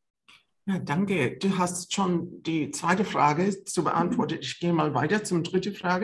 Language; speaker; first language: German; non-native, fluent; English